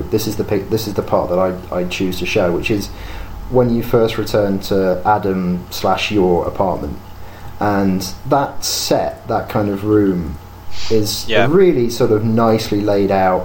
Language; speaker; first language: English; native; English